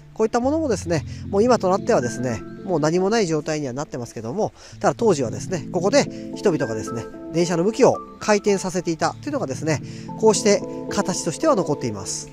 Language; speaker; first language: Japanese; native; Japanese